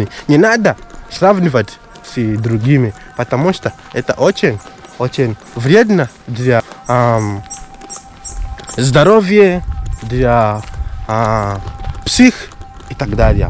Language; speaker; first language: Russian; non-native, fluent; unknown